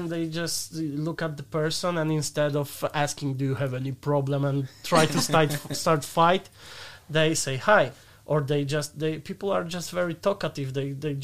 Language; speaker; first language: English; non-native, fluent; Polish